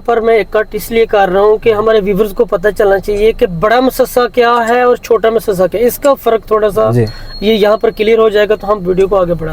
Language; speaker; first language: Hindi; native; Hindi